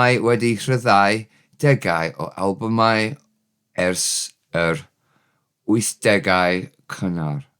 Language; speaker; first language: Welsh; non-native, learner; English